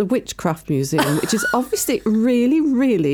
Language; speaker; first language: English; native; English